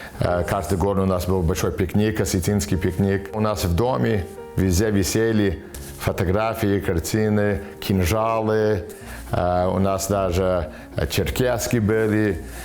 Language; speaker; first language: Russian; early bilingual, heritage; Russian